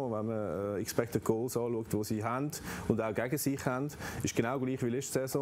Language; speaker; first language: German; native; German